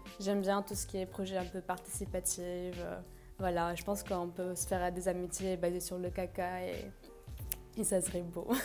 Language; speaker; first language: French; non-native, fluent; Spanish